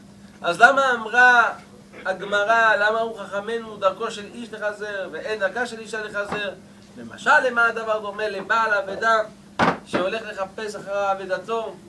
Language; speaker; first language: Hebrew; native; Hebrew